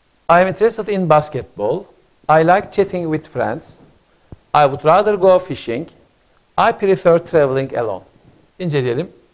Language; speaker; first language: English; non-native, fluent; Turkish